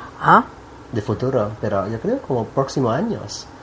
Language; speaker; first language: Spanish; non-native, learner; Thai